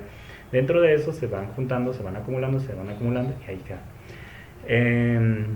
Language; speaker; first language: Spanish; native; Spanish